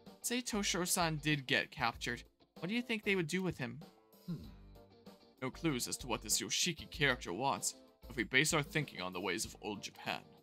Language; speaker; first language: English; native; English